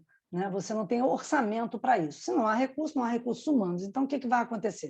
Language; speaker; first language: Portuguese; native; Portuguese